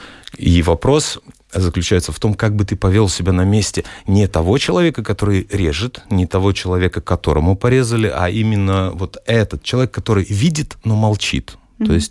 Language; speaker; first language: Russian; native; Russian